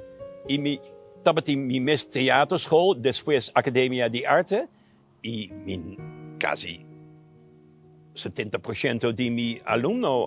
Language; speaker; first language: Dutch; non-native, local second language; Papiamento